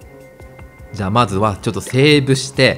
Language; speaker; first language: Japanese; native; Japanese